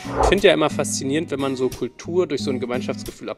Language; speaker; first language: German; native; German